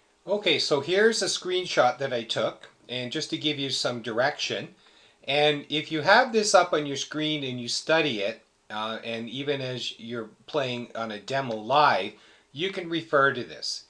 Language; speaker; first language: English; native; English